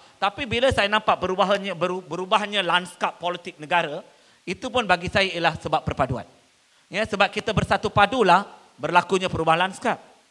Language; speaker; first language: Malay; non-native, local second language; Tamil